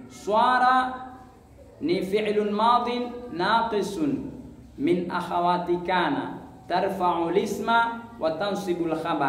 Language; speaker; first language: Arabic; non-native, fluent; Swahili